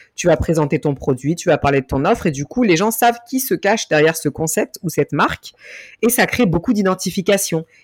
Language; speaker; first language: French; native; French